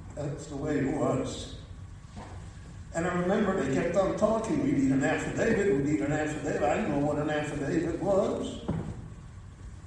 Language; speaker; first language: English; early bilingual, other home language; Yiddish